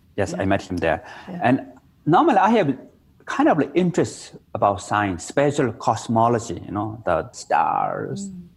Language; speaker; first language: English; non-native, local second language; Tibetan